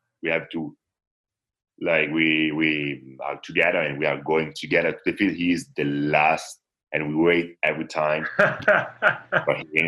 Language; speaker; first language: English; non-native, fluent; Italian